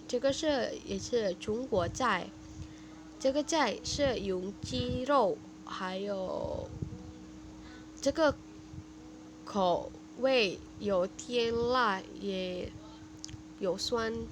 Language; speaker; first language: Chinese; non-native, fluent; Indonesian